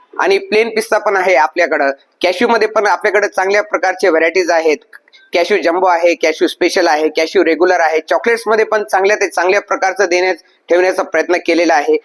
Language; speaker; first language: Marathi; native; Marathi